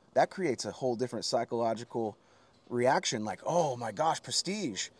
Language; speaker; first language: English; native; English